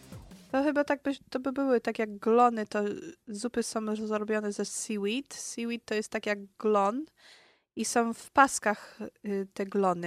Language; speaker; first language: Polish; early bilingual, heritage; Polish